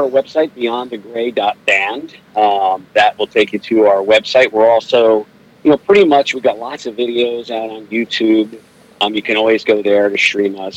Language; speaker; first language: English; native; English